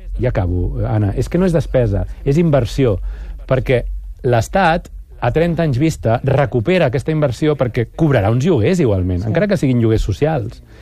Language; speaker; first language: Catalan; native; Catalan